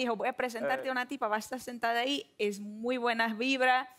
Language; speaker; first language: Spanish; non-native, learner; Portuguese